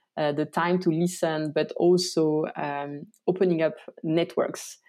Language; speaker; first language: English; non-native, fluent; French